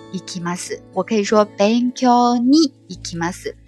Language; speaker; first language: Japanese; non-native, learner; Chinese